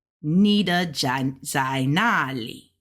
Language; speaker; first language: Chinese; non-native, learner; English